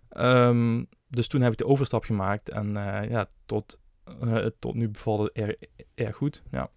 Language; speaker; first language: Dutch; native; Dutch